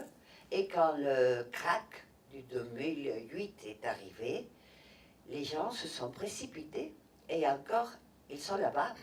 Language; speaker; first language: French; non-native, fluent; Catalan